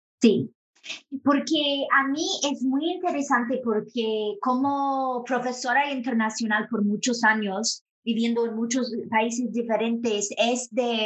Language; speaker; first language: Spanish; non-native, fluent; English